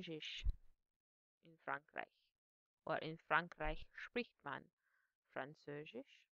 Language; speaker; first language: German; non-native, fluent; English